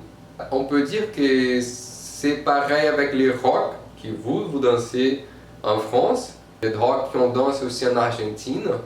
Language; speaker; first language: French; non-native, fluent; Portuguese